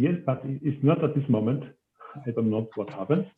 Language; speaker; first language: English; non-native, fluent; Spanish